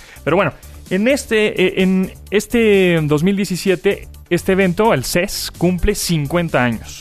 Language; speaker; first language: Spanish; native; Spanish